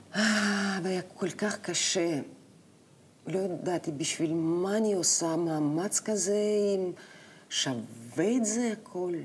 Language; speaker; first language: Hebrew; non-native, fluent; Russian